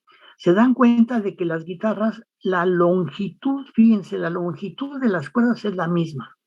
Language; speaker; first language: Spanish; native; Spanish